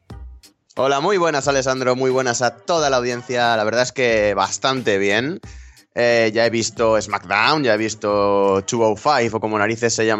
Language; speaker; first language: Spanish; native; Spanish